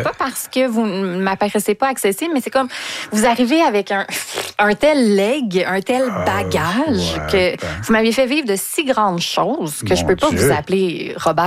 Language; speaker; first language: French; native; French